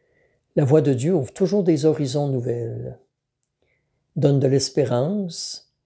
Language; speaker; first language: French; native; French